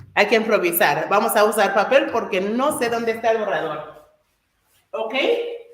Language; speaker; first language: Spanish; non-native, fluent; English